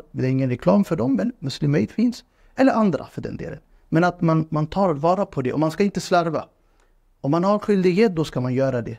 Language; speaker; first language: Swedish; non-native, fluent; Urdu